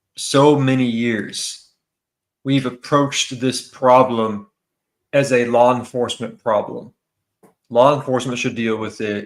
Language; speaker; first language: English; native; English